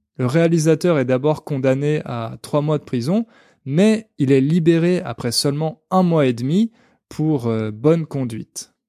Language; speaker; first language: French; native; French